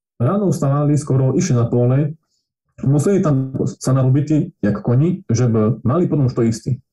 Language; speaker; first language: Slovak; non-native, local second language; Rusyn